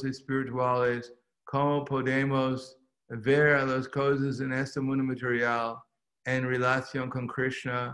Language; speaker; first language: Spanish; non-native, fluent; English